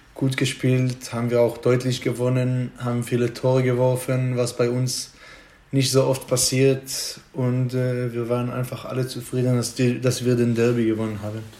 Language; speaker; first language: German; non-native, fluent; Hebrew